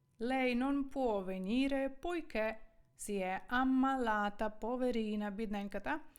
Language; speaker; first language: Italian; non-native, fluent; Ukrainian